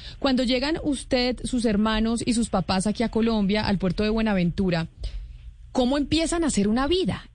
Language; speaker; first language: Spanish; native; Spanish